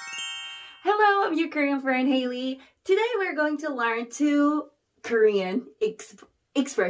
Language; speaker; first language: English; non-native, learner; Korean